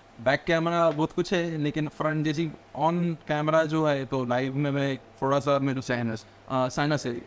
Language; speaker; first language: Hindi; native; Hindi